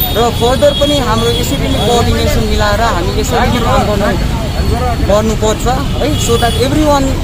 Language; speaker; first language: Nepali; native; Nepali